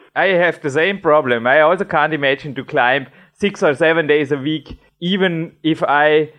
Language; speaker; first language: English; non-native, fluent; German